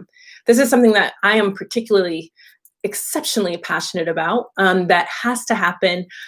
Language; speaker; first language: English; native; English